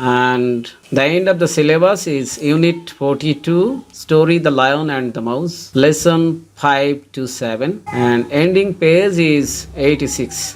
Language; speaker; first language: English; non-native, local second language; Bangla